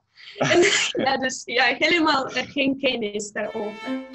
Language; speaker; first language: Dutch; non-native, fluent; Russian